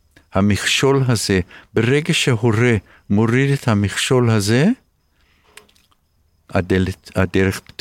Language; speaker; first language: Hebrew; early bilingual, other home language; English